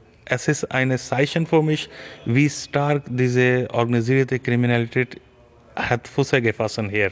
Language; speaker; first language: German; non-native, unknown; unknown